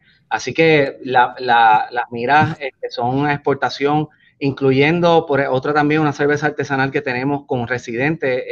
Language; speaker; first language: Spanish; native; Spanish